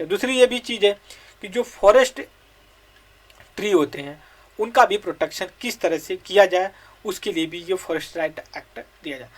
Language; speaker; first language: Hindi; native; Hindi